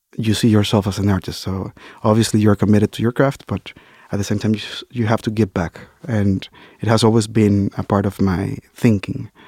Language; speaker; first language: English; non-native, fluent; Spanish